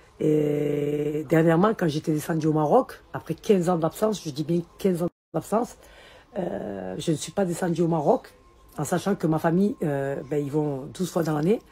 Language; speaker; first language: French; early bilingual, other home language; Arabic